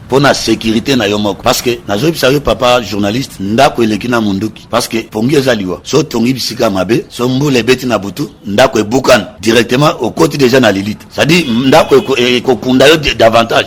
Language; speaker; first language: Lingala; native; Lingala